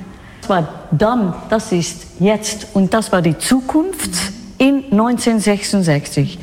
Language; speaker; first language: German; non-native, learner; Dutch